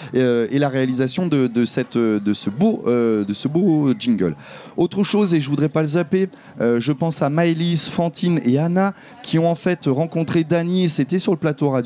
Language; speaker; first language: French; native; French